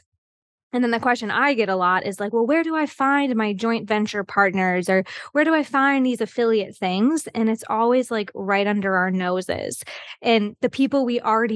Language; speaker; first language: English; native; English